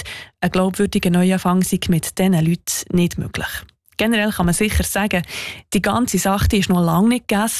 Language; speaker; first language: German; native; German